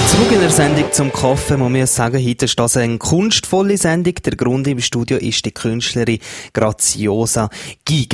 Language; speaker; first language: German; native; German